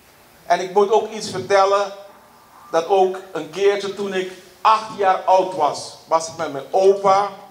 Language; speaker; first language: Dutch; non-native, local second language; Papiamento